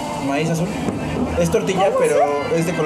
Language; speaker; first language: Spanish; native; Spanish